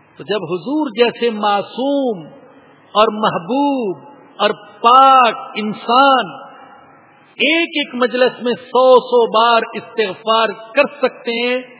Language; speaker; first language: Urdu; non-native, local second language; Punjabi